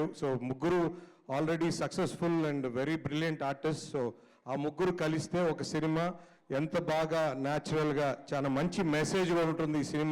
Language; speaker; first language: Telugu; native; Telugu